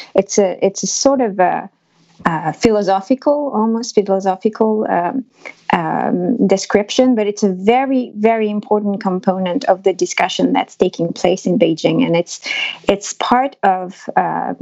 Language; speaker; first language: English; non-native, fluent; French